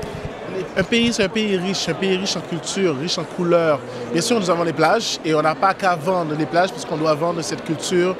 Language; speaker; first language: French; non-native, local second language; Haitian Creole